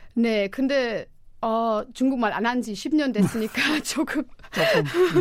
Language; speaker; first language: Korean; non-native, fluent; German